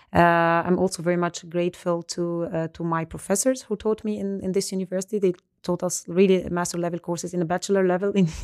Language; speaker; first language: English; non-native, fluent; Arabic